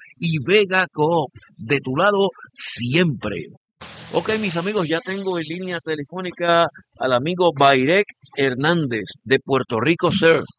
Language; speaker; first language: Spanish; native; Spanish